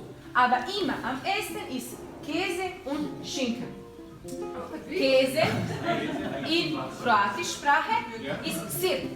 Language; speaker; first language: German; non-native, learner; Croatian